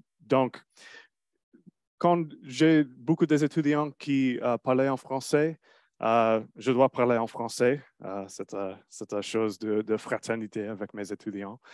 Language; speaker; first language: French; non-native, learner; English